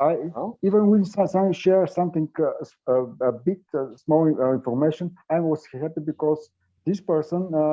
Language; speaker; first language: English; non-native, learner; Bulgarian